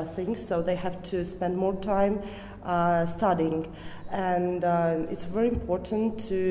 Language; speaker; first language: English; non-native, fluent; Georgian